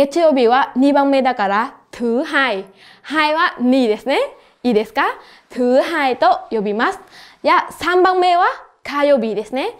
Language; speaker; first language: Japanese; non-native, fluent; Vietnamese